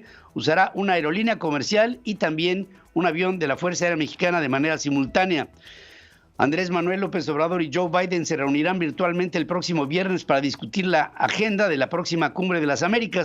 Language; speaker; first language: Spanish; native; Spanish